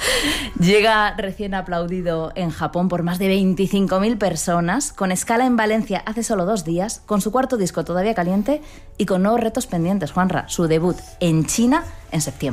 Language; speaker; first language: Spanish; native; Spanish